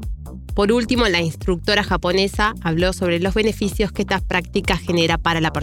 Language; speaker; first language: Spanish; native; Spanish